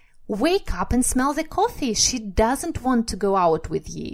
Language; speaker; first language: English; non-native, fluent; Russian